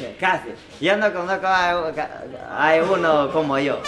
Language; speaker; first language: Spanish; non-native, learner; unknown